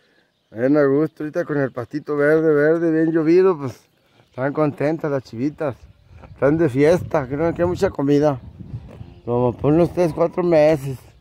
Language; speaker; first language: Spanish; native; Spanish